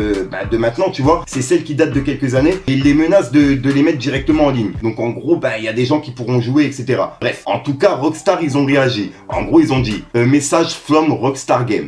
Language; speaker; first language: French; native; French